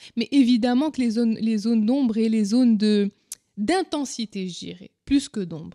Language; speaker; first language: French; non-native, local second language; Arabic